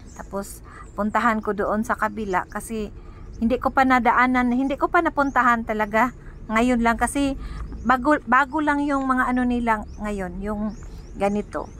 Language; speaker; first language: Filipino; non-native, local second language; Cebuano